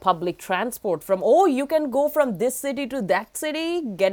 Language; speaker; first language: English; non-native, local second language; Bangla